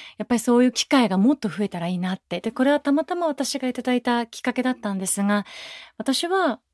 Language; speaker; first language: Japanese; early bilingual, other home language; Persian